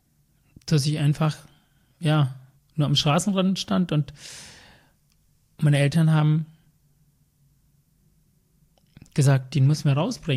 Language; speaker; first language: German; early bilingual, other home language; Tamil